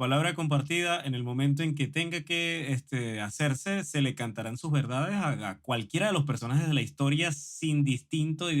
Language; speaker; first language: Spanish; native; Spanish